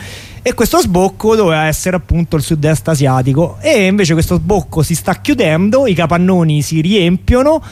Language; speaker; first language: Italian; native; Italian